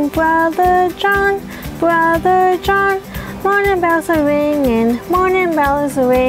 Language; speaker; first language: English; native; English